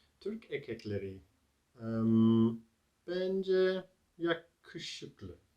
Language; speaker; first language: Turkish; non-native, learner; English